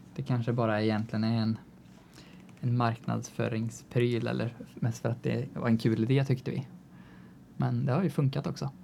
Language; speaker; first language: Swedish; native; Swedish